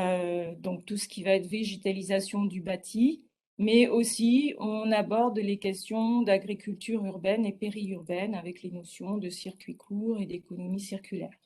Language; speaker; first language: French; native; French